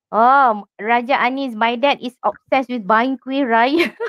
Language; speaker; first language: English; non-native, local second language; Malay